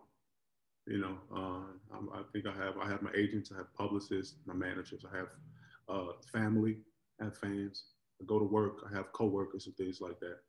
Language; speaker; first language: English; native; English